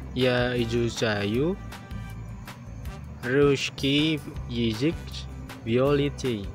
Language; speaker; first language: Russian; non-native, learner; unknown